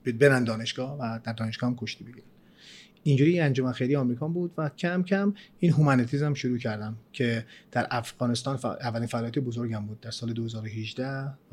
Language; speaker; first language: Persian; early bilingual, other home language; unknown